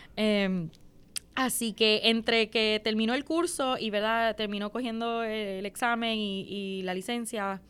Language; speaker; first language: Spanish; native; Spanish